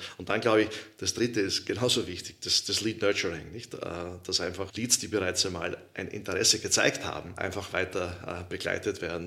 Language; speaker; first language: German; native; German